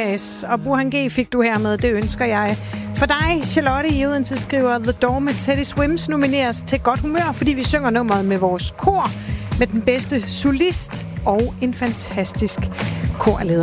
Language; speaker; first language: Danish; native; Danish